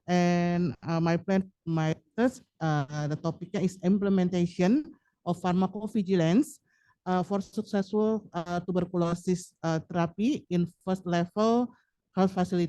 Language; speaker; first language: English; non-native, learner; Indonesian